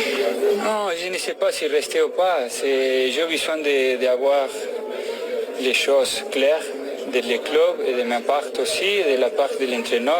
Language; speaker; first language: French; non-native, fluent; Spanish